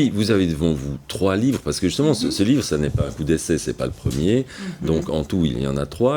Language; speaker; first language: French; native; French